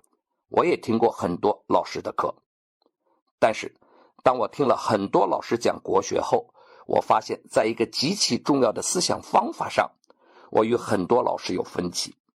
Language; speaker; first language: Chinese; native; Chinese